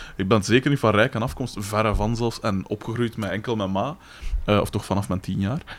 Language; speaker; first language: Dutch; native; Dutch